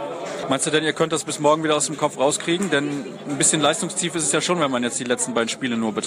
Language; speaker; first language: German; native; German